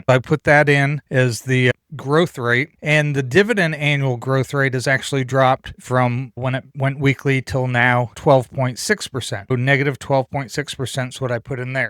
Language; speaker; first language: English; native; English